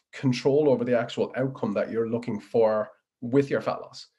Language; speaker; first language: English; native; English